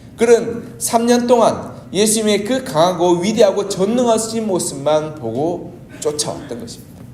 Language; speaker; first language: Korean; native; Korean